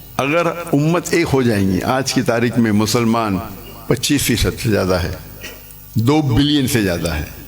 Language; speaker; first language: Urdu; non-native, local second language; English